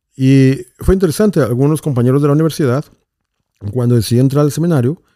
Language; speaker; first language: Spanish; native; Spanish